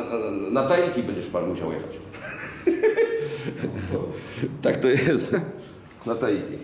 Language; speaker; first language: Polish; native; Polish